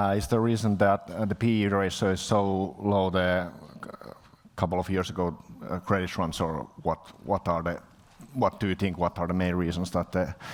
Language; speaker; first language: English; non-native, fluent; Finnish